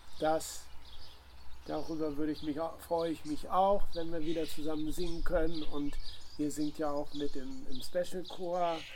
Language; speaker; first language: German; native; German